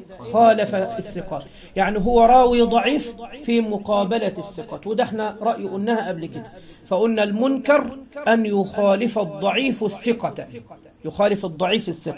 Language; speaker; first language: Arabic; native; Arabic